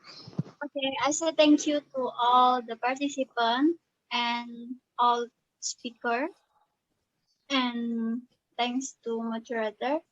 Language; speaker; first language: English; non-native, learner; Indonesian